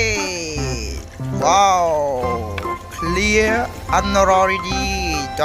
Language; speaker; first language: English; non-native, learner; Khmer